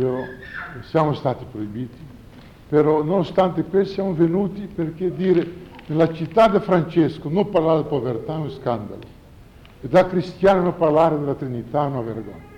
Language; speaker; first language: Italian; non-native, fluent; Portuguese